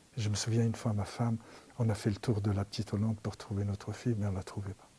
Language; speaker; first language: French; non-native, local second language; Arabic